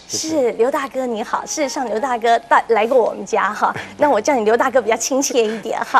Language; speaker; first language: Chinese; native; Chinese